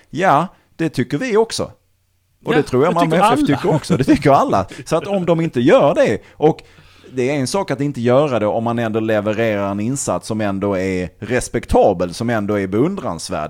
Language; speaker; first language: Swedish; native; Swedish